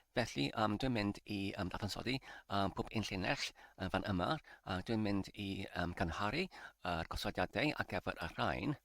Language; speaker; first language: Welsh; non-native, learner; English